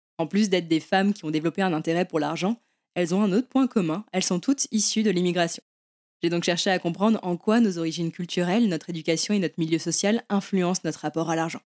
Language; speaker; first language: French; early bilingual, other home language; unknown